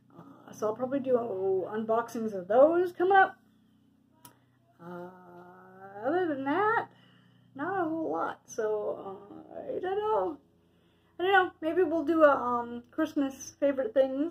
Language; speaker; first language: English; native; English